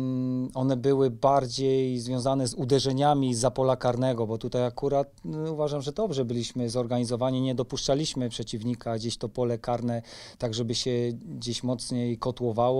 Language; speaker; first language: Polish; native; Polish